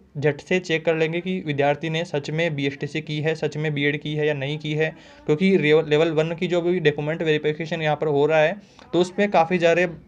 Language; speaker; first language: Hindi; native; Hindi